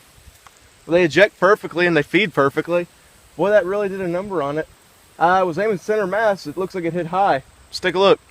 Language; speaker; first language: English; native; English